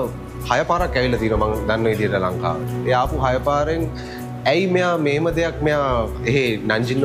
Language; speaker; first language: Chinese; non-native, fluent; Sinhala